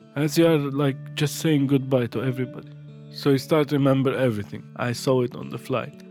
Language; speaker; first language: English; non-native, fluent; Arabic